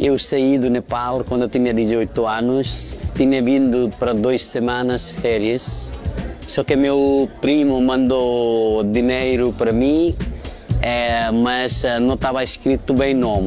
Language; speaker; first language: Portuguese; non-native, fluent; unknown